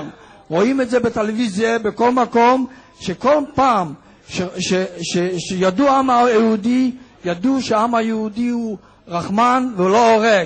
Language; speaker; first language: Hebrew; non-native, fluent; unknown